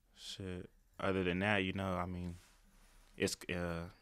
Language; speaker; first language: English; native; English